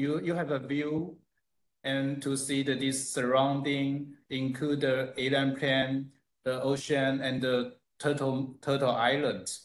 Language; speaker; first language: English; non-native, fluent; Chinese